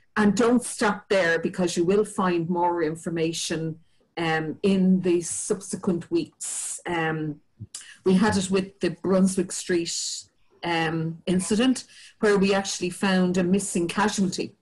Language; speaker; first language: English; native; English